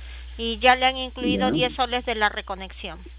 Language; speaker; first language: Spanish; native; Spanish